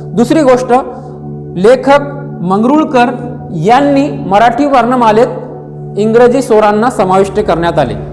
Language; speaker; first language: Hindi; non-native, local second language; Marathi